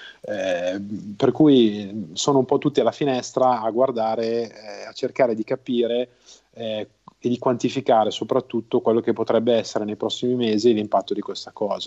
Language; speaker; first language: Italian; native; Italian